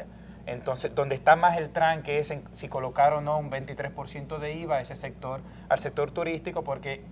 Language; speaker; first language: Spanish; native; Spanish